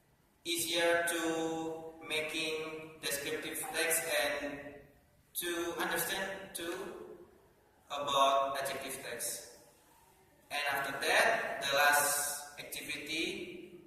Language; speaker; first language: English; non-native, learner; Indonesian